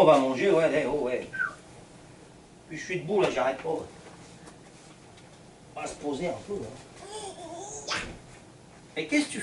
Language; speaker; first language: French; native; French